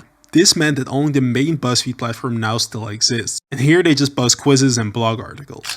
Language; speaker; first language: English; native; English